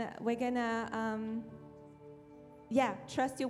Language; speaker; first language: English; non-native, fluent; French